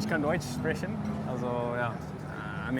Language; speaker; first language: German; non-native, learner; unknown